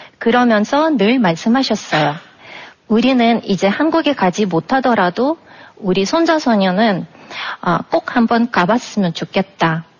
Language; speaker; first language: Korean; non-native, fluent; Russian